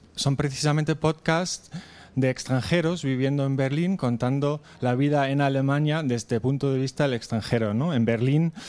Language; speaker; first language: Spanish; non-native, fluent; German